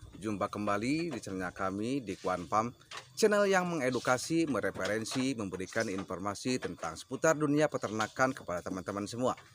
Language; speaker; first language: Indonesian; non-native, local second language; Javanese